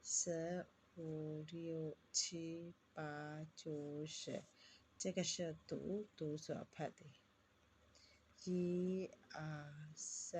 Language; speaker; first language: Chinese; non-native, learner; Burmese